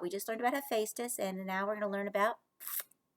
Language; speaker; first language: English; native; English